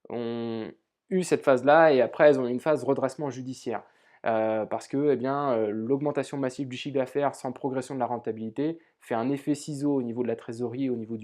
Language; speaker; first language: French; native; French